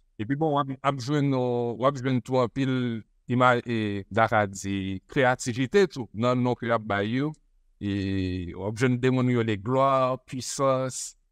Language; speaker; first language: Haitian Creole; native; Haitian Creole